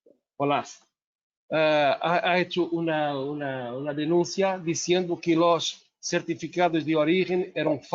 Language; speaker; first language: Spanish; non-native, learner; Portuguese